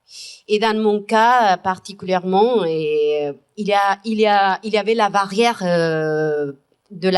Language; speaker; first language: French; non-native, fluent; Spanish